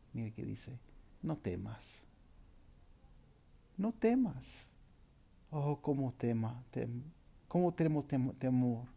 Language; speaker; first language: Spanish; non-native, fluent; English